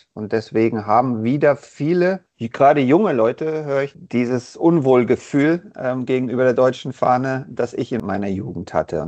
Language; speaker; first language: German; native; German